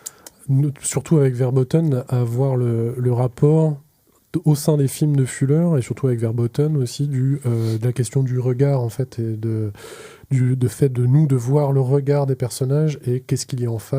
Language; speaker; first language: French; native; French